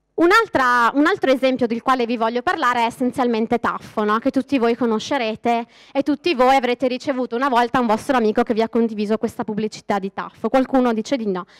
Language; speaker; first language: Italian; native; Italian